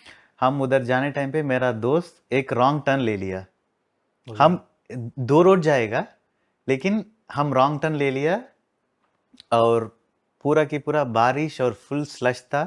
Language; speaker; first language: Hindi; non-native, local second language; Telugu